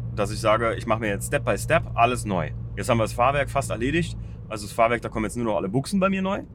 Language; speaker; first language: German; native; German